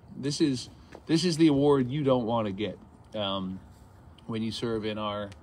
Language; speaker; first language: English; native; English